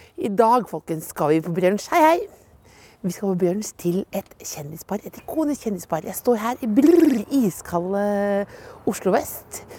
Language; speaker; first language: Norwegian; native; Norwegian